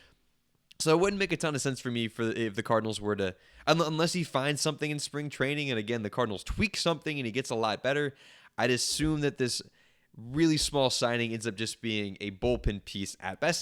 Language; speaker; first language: English; native; English